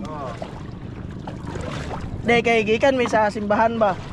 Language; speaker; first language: Filipino; non-native, local second language; Masbatenyo